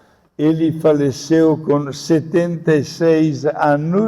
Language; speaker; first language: Portuguese; non-native, fluent; Italian